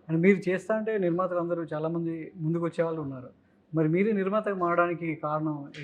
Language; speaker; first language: Telugu; native; Telugu